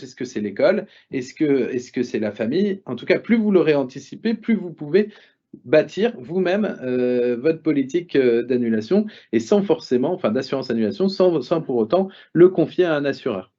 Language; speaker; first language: French; native; French